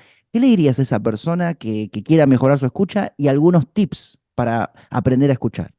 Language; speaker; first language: Spanish; native; Spanish